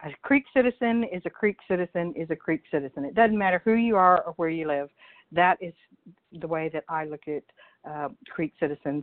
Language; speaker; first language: English; native; English